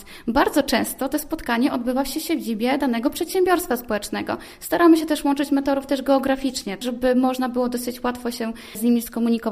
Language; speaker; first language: Polish; native; Polish